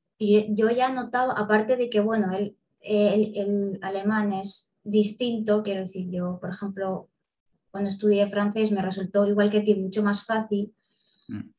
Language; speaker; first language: Spanish; early bilingual, other home language; Russian